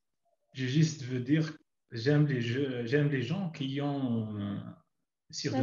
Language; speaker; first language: French; non-native, learner; Arabic